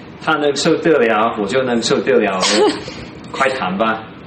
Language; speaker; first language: Chinese; non-native, fluent; English